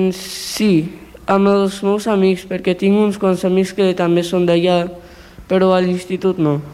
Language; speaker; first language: Catalan; early bilingual, other home language; Punjabi